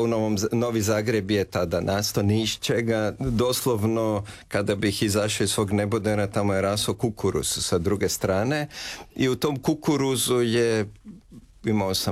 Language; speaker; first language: Serbian; native; Serbian